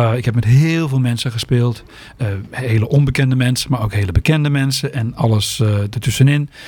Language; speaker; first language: Dutch; native; Dutch